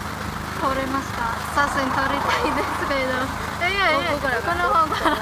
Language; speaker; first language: Japanese; non-native, learner; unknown